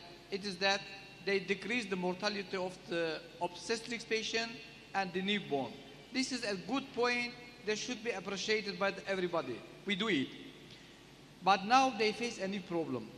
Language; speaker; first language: English; non-native, learner; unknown